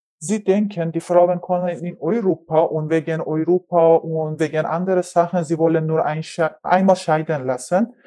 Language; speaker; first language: German; non-native, learner; Persian